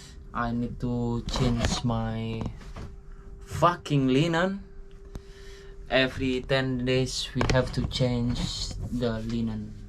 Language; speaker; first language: English; non-native, learner; Indonesian